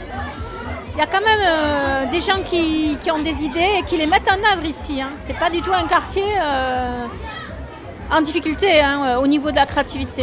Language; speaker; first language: French; native; French